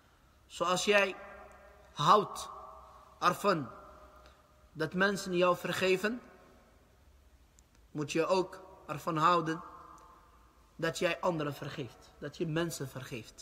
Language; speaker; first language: Dutch; early bilingual, other home language; Arabic